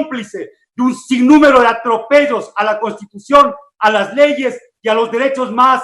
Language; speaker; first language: Spanish; native; Spanish